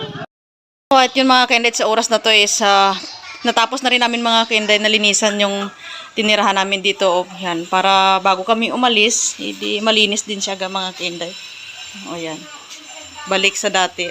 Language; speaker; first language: Filipino; non-native, local second language; Cebuano